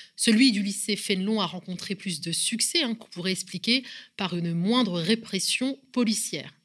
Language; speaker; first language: French; native; French